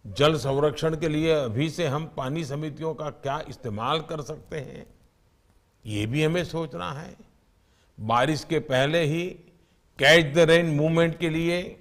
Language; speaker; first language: Hindi; non-native, local second language; Gujarati